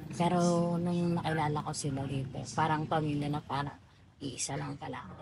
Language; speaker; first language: Filipino; native; Filipino